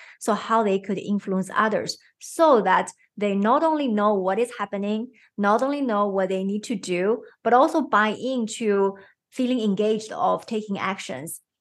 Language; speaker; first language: English; non-native, fluent; Chinese